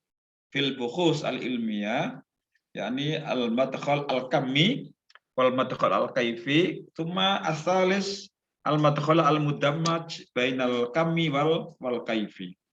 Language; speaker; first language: Arabic; non-native, fluent; Indonesian